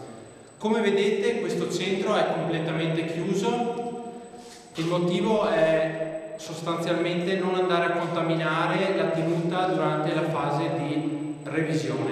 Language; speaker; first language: Italian; native; Italian